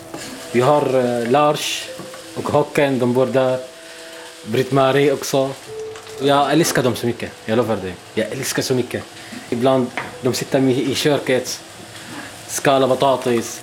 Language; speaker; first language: Swedish; non-native, learner; Arabic